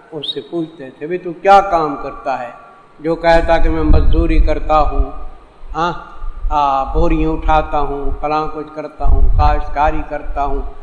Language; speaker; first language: Urdu; native; Urdu